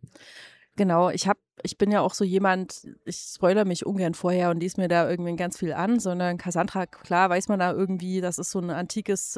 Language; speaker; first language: German; native; German